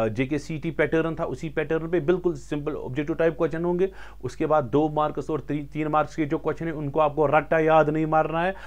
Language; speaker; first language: Hindi; non-native, local second language; Kashmiri